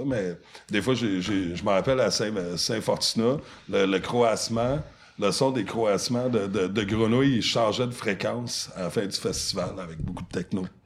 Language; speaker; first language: French; non-native, local second language; English